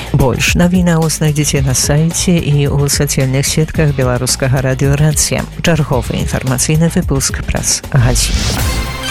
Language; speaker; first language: Belarusian; native; Belarusian